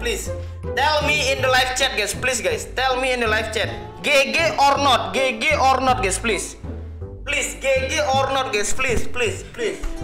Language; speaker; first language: English; non-native, learner; Indonesian